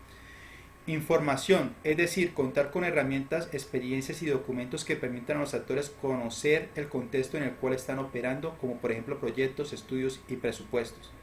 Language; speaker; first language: Spanish; native; Spanish